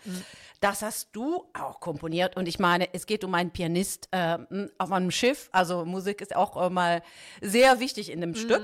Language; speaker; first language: German; non-native, fluent; Italian